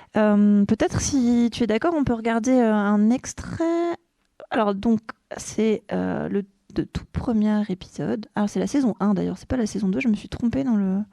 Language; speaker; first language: French; native; French